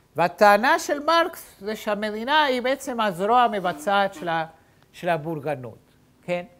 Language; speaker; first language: Hebrew; native; Hebrew